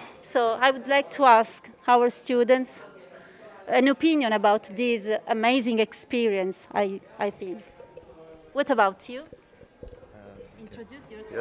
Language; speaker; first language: English; non-native, fluent; Italian